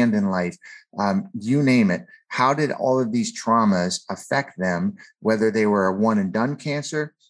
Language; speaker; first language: English; native; English